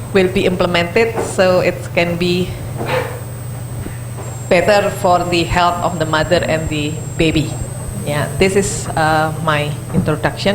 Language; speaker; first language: English; non-native, fluent; Indonesian